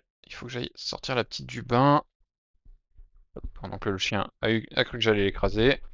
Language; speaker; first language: French; native; French